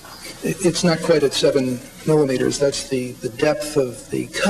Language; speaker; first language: English; native; English